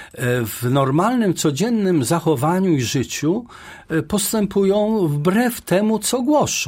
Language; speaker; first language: Polish; native; Polish